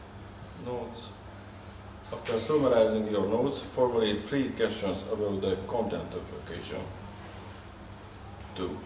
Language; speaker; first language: English; non-native, learner; Hungarian